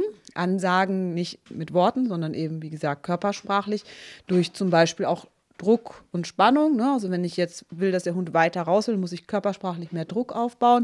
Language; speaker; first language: German; native; German